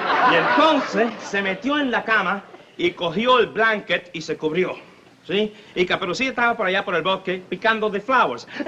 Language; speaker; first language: Spanish; native; Spanish